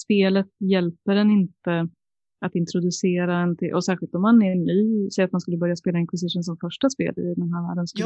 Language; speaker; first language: Swedish; native; Swedish